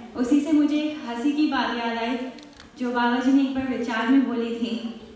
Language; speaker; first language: Hindi; early bilingual, heritage; Hindi